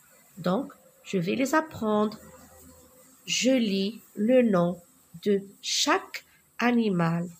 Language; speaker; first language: French; non-native, local second language; Arabic